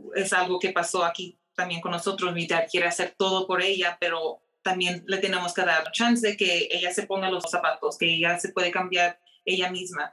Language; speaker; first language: Spanish; early bilingual, heritage; Spanish